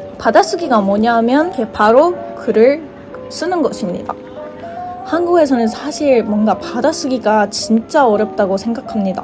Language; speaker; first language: Korean; non-native, fluent; Japanese